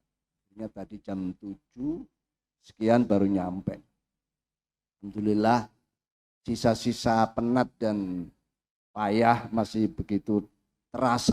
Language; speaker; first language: Indonesian; native; Indonesian